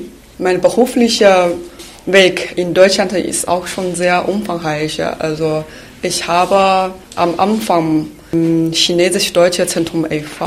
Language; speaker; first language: German; non-native, fluent; Chinese